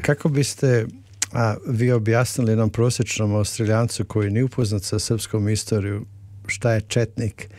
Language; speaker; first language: Serbian; native; Serbian